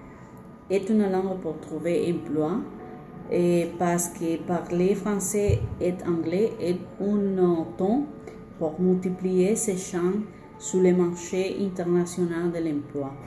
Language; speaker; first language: French; non-native, learner; Spanish